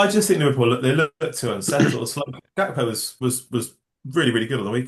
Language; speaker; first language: English; native; English